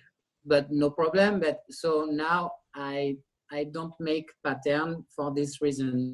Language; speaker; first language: English; non-native, learner; French